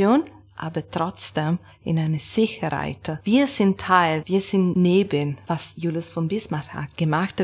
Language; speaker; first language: German; non-native, learner; Italian